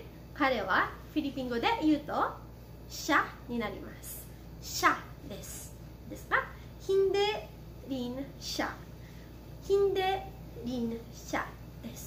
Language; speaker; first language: Japanese; non-native, fluent; Filipino